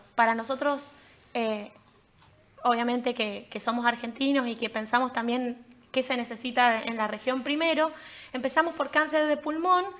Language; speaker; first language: Spanish; native; Spanish